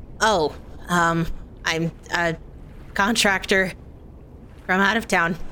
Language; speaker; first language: English; native; English